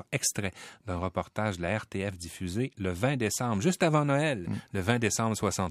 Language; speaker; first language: French; native; French